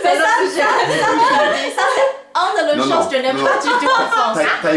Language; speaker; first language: French; non-native, fluent; Chinese